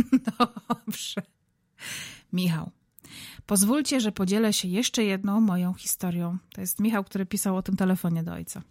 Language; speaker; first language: Polish; native; Polish